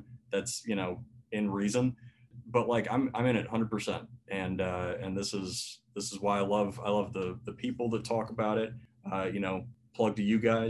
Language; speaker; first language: English; native; English